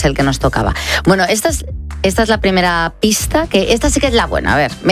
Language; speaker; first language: Spanish; native; Spanish